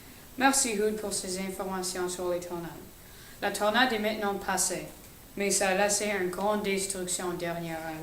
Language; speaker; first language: French; non-native, learner; English